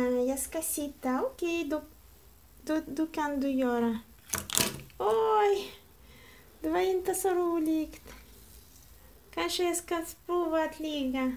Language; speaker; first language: Swedish; non-native, learner; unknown